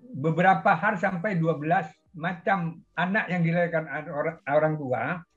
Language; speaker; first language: Indonesian; non-native, local second language; Madurese